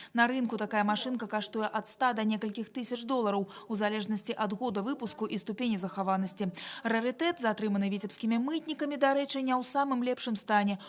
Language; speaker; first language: Belarusian; native; Belarusian